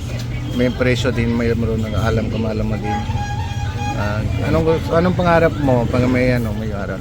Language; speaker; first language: Filipino; non-native, local second language; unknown